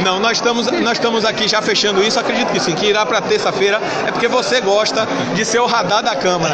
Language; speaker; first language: Portuguese; native; Portuguese